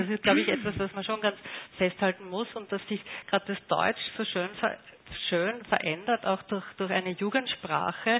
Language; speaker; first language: German; native; German